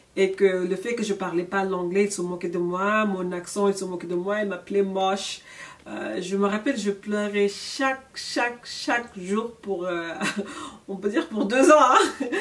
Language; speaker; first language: French; non-native, local second language; Wolof